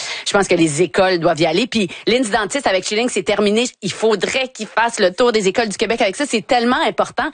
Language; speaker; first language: French; native; French